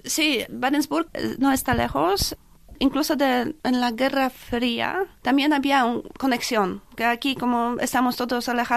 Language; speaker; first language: Spanish; non-native, fluent; Polish